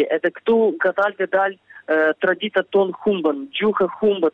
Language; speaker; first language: Albanian; early bilingual, heritage; Albanian